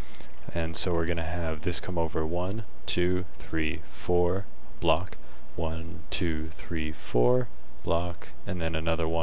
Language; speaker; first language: English; native; English